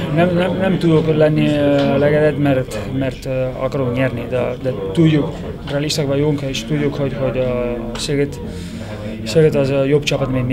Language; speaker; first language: Hungarian; non-native, learner; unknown